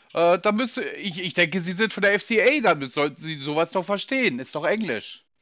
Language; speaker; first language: German; native; German